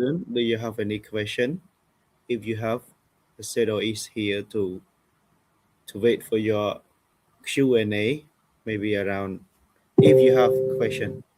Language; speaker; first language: English; non-native, fluent; Khmer